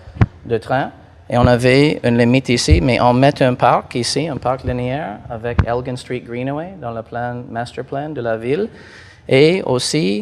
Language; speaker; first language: French; non-native, fluent; English